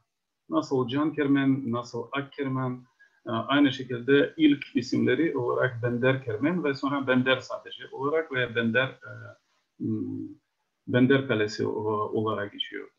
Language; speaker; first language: Turkish; non-native, fluent; Ukrainian